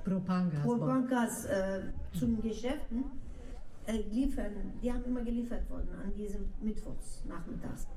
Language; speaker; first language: German; non-native, local second language; Turkish